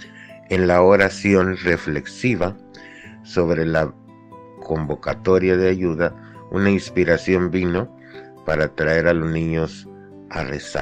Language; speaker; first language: Spanish; native; Spanish